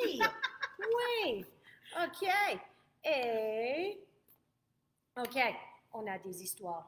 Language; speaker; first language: French; non-native, fluent; English